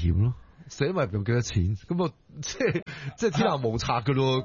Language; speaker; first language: Cantonese; native; Cantonese